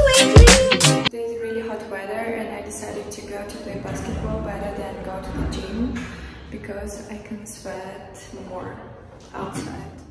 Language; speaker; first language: English; non-native, fluent; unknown